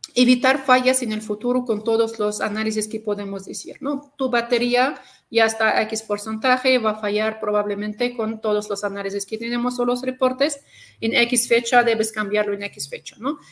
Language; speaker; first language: Spanish; non-native, fluent; Arabic